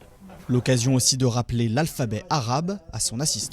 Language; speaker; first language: French; native; French